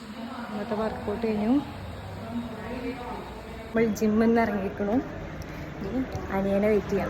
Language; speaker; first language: Malayalam; native; Malayalam